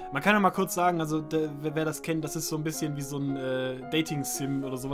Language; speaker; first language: German; native; German